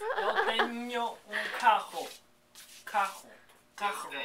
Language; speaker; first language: Portuguese; non-native, learner; English